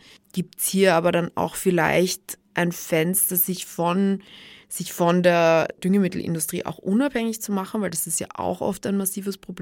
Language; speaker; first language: German; native; German